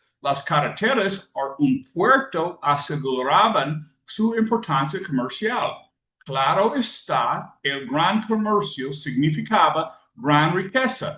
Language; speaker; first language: Spanish; non-native, learner; English